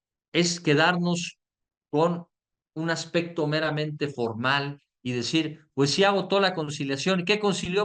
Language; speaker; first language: Spanish; native; Spanish